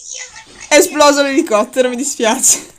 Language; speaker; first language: Italian; native; Italian